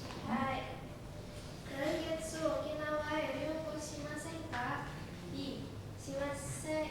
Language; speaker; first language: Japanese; non-native, learner; Indonesian